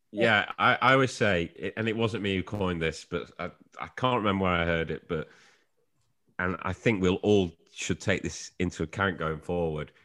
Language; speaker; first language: English; native; English